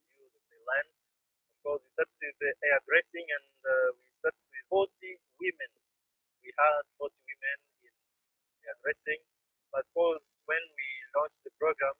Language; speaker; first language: English; non-native, fluent; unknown